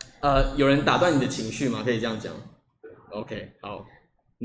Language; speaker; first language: Chinese; native; Chinese